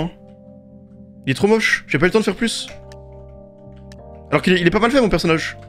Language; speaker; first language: French; native; French